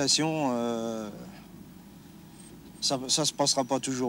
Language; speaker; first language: French; native; French